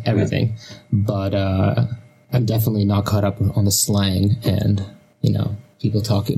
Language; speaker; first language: English; non-native, fluent; Russian